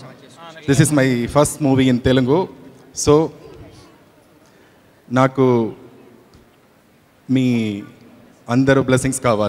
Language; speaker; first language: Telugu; non-native, learner; Tamil